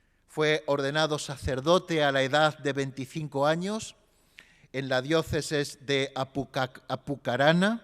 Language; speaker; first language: Spanish; native; Spanish